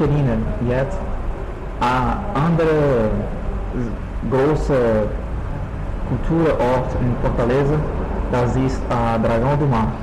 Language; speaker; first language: German; non-native, learner; Portuguese